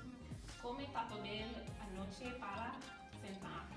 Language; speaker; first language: Spanish; non-native, learner; English